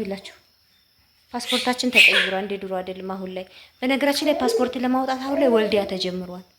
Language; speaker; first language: Amharic; native; Amharic